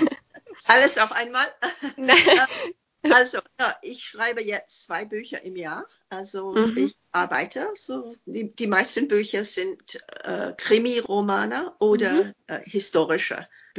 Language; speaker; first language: German; non-native, fluent; English